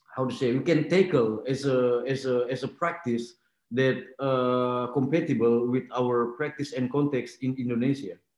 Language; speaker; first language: English; non-native, fluent; Indonesian